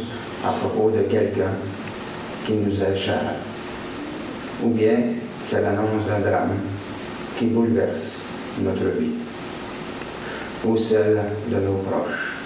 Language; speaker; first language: French; native; French